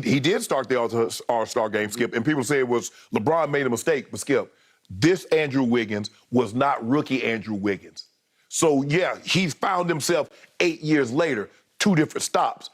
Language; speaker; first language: English; native; English